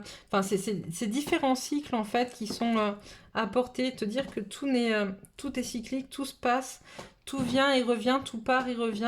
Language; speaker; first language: French; native; French